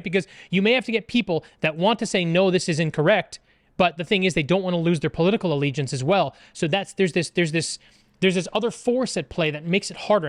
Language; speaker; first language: English; native; English